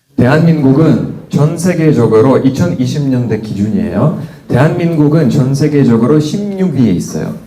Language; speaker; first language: Korean; non-native, fluent; Russian